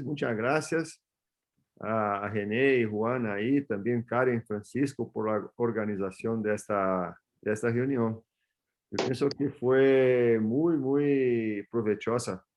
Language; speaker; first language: Spanish; non-native, fluent; Portuguese